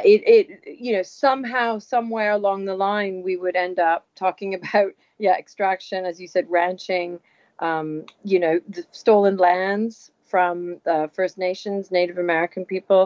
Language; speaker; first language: English; native; English